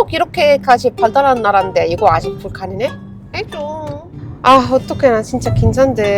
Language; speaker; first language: Korean; non-native, fluent; Arabic